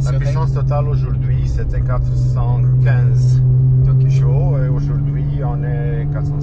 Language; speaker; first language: French; non-native, fluent; Romanian